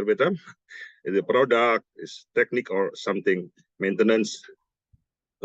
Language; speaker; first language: English; non-native, learner; Indonesian